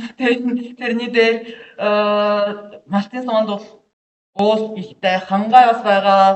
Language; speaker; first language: Mongolian; non-native, learner; Japanese